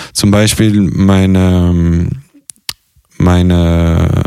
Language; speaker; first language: German; non-native, fluent; Italian